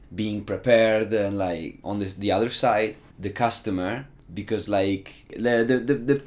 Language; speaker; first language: English; non-native, fluent; Italian